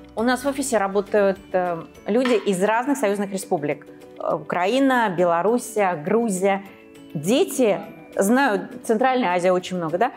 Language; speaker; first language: Russian; native; Russian